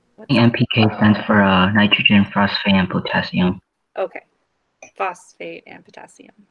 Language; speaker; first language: English; native; English